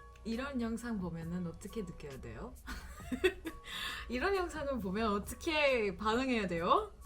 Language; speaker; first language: Korean; non-native, fluent; English